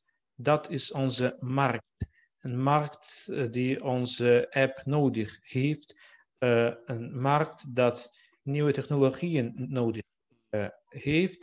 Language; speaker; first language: Dutch; non-native, fluent; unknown